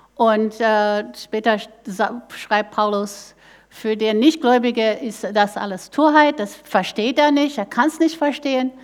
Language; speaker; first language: German; non-native, fluent; English